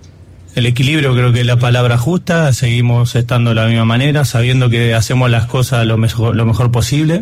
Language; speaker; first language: Spanish; native; Spanish